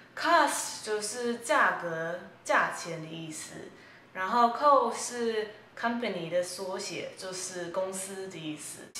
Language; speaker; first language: Chinese; early bilingual, heritage; Chinese